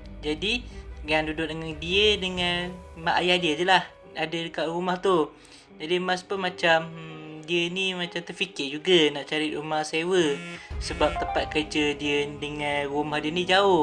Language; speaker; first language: Malay; native; Malay